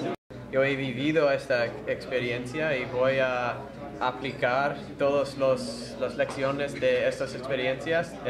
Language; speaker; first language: Spanish; non-native, fluent; English